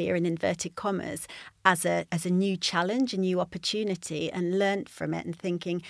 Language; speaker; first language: English; native; English